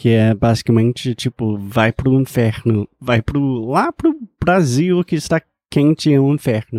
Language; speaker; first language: Portuguese; non-native, fluent; English